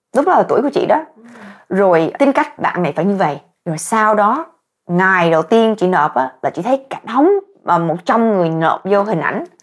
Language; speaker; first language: Vietnamese; early bilingual, heritage; Vietnamese